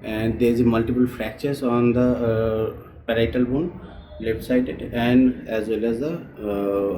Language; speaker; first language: English; non-native, local second language; Bangla